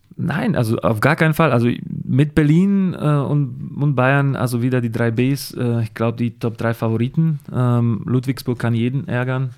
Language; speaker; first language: German; non-native, fluent; Slovak